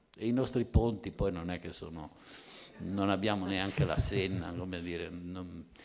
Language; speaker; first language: Italian; native; Italian